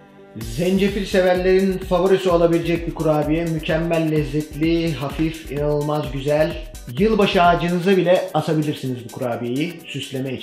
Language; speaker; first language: Turkish; native; Turkish